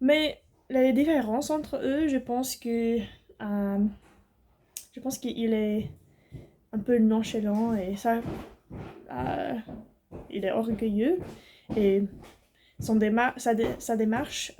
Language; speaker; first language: French; non-native, learner; English